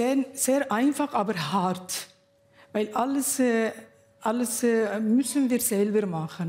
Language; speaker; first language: German; non-native, learner; Kurdish